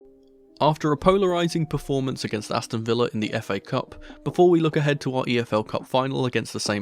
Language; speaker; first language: English; native; English